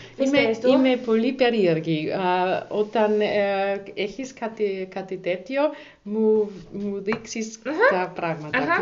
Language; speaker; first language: Greek; non-native, learner; German